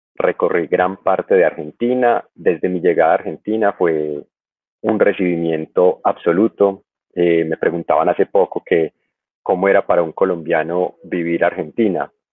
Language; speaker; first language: Spanish; native; Spanish